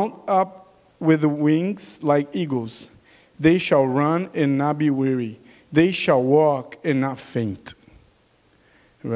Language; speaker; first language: English; non-native, learner; Portuguese